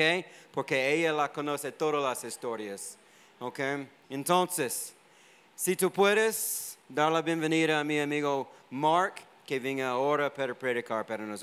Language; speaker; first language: Spanish; non-native, fluent; English